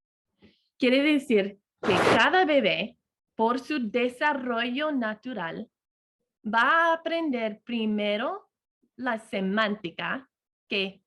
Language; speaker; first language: Spanish; non-native, fluent; English